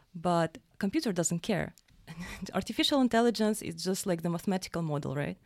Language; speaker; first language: English; non-native, fluent; Russian